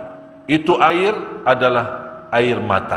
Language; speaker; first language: Indonesian; non-native, fluent; Arabic